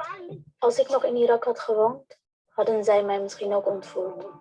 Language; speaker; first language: Dutch; early bilingual, other home language; Kurdish